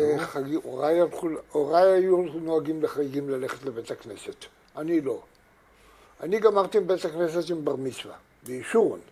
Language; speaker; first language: Hebrew; native; Hebrew